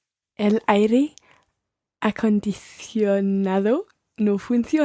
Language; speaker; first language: Spanish; non-native, learner; English